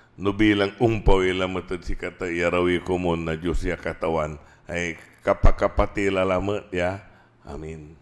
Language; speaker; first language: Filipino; non-native, local second language; Pangasinan